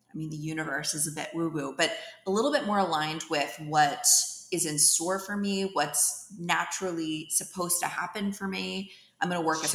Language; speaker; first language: English; native; English